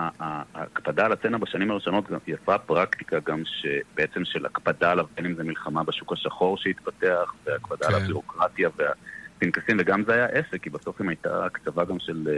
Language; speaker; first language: Hebrew; native; Hebrew